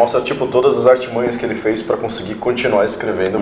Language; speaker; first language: Portuguese; native; Portuguese